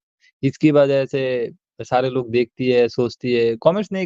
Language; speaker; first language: Hindi; non-native, learner; Bangla